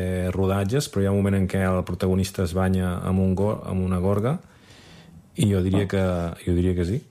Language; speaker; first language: Catalan; native; Catalan